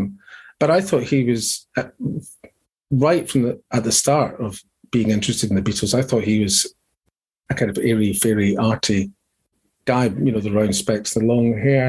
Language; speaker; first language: English; native; English